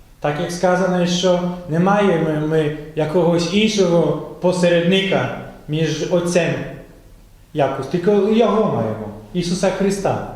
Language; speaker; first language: Ukrainian; non-native, fluent; Polish